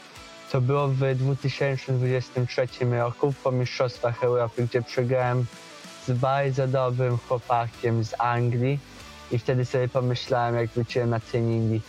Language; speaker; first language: Polish; early bilingual, heritage; Polish